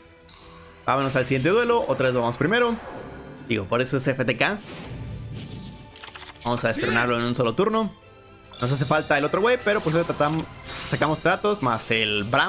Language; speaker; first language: Spanish; native; Spanish